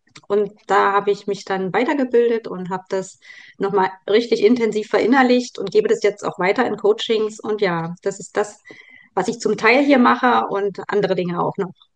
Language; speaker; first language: German; native; German